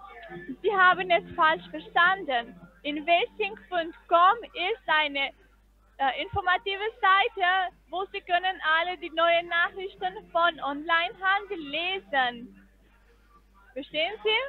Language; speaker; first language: German; non-native, fluent; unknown